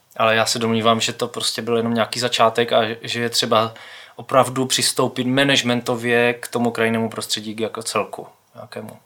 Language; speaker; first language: Czech; native; Czech